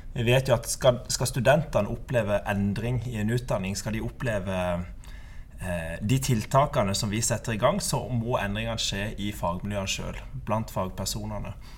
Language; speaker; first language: Norwegian; native; Norwegian